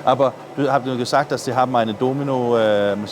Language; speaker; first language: German; non-native, learner; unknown